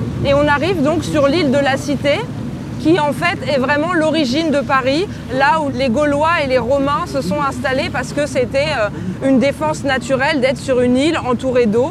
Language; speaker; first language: French; native; French